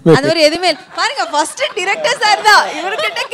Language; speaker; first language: Tamil; native; Tamil